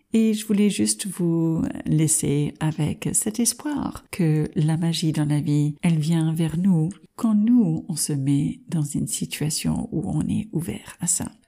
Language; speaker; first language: French; non-native, fluent; English